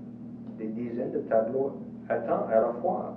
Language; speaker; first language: French; non-native, local second language; English